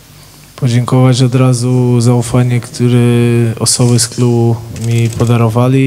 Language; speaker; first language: Polish; non-native, fluent; Portuguese